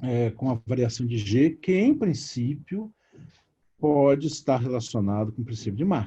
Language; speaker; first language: Portuguese; native; Portuguese